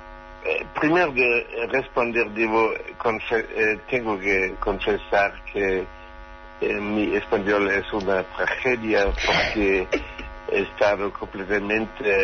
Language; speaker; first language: Spanish; non-native, learner; German